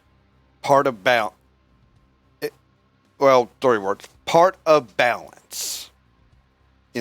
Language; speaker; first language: English; native; English